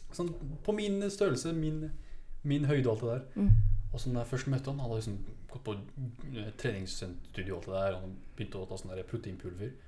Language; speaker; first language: Norwegian; early bilingual, other home language; Kurdish